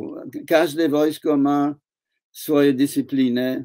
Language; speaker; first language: Polish; non-native, fluent; English